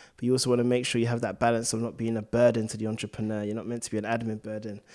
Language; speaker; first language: English; native; English